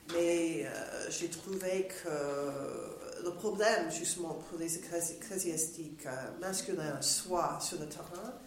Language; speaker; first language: French; non-native, fluent; English